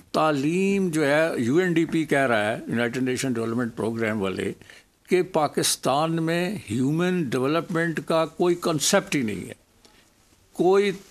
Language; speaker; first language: Urdu; native; Urdu